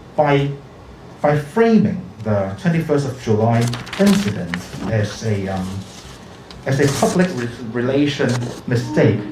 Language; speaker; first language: English; non-native, local second language; Cantonese